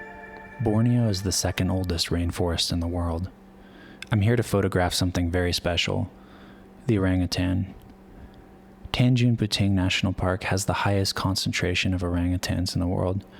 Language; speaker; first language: English; non-native, fluent; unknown